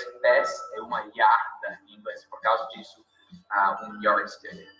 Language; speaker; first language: Portuguese; non-native, fluent; English